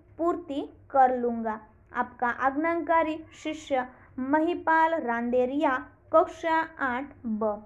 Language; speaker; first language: Hindi; non-native, local second language; Gujarati